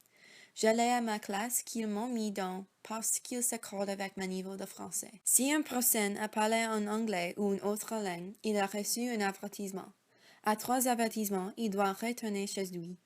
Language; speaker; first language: French; non-native, learner; English